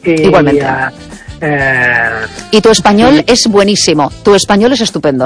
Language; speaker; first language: Spanish; native; Spanish